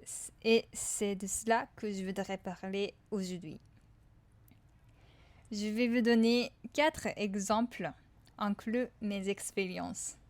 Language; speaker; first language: French; non-native, fluent; Japanese